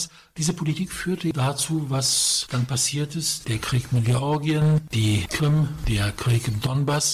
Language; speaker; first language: German; non-native, fluent; Polish